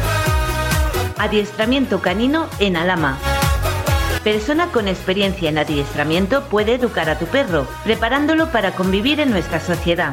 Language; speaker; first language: Spanish; native; Spanish